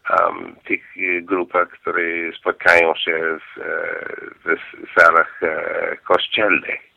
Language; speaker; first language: Polish; non-native, learner; English